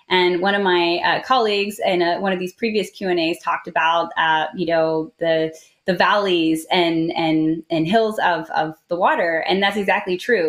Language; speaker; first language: English; native; English